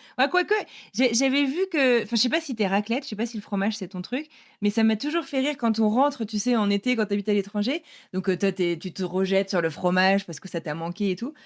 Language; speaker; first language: French; native; French